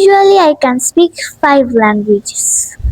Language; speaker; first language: English; non-native, local second language; Kachhi